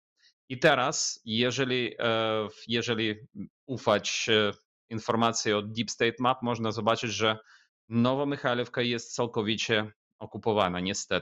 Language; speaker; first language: Polish; non-native, fluent; Ukrainian